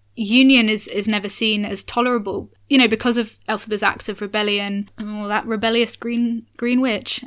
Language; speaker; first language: English; native; English